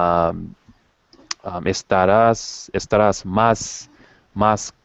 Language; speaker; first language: Spanish; non-native, learner; English